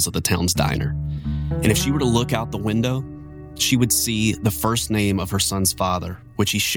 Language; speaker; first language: English; native; English